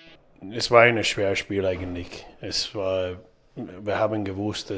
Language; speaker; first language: German; non-native, fluent; English